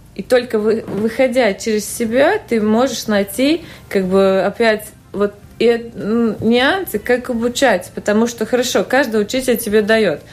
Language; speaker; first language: Russian; non-native, local second language; Latvian